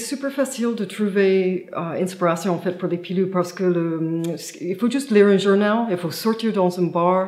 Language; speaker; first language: French; non-native, fluent; English